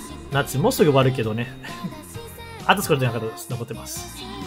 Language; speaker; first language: Japanese; non-native, fluent; English